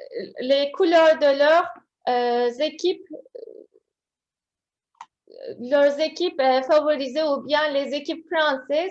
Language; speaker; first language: French; non-native, fluent; Turkish